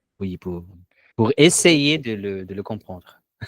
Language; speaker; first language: French; non-native, learner; Portuguese